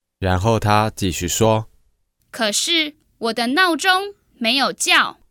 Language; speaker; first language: Chinese; non-native, fluent; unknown